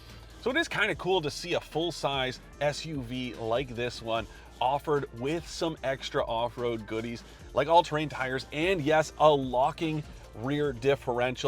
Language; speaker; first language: English; native; English